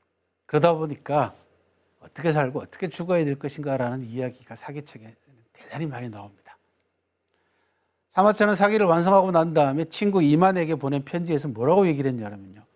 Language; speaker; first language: Korean; native; Korean